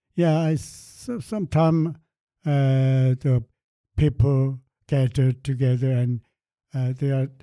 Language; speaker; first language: English; non-native, fluent; Korean